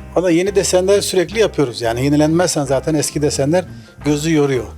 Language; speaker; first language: Turkish; native; Turkish